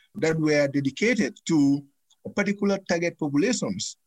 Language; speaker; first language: English; non-native, local second language; Fula